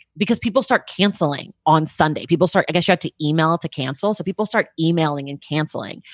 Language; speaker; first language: English; native; English